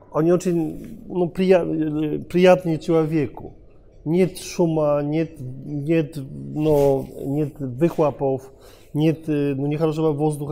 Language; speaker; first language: Russian; non-native, learner; Polish